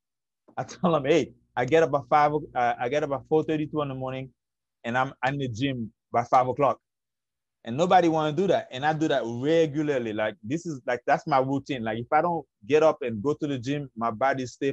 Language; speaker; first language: English; early bilingual, other home language; Haitian Creole